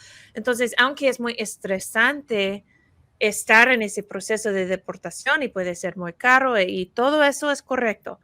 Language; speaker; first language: Spanish; non-native, fluent; English